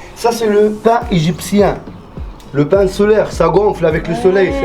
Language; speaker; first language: French; non-native, learner; Arabic